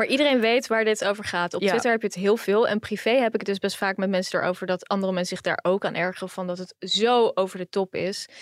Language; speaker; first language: Dutch; native; Dutch